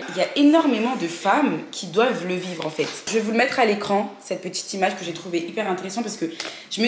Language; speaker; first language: French; native; French